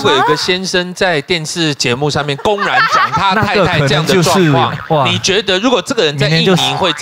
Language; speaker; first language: Chinese; native; Chinese